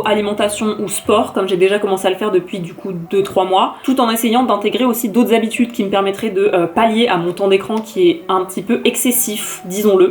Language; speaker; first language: French; native; French